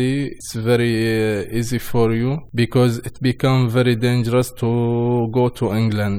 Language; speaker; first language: English; non-native, learner; Arabic